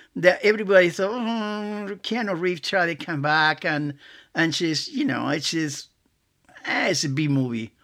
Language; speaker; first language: English; non-native, fluent; Spanish